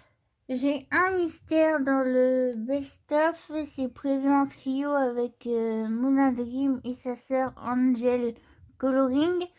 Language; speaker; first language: French; native; French